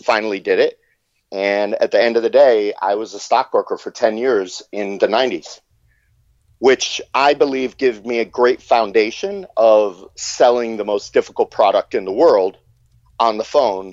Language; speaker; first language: English; native; English